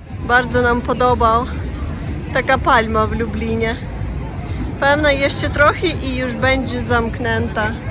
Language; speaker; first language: Polish; non-native, learner; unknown